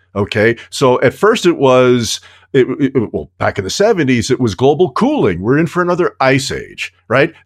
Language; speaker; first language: English; native; English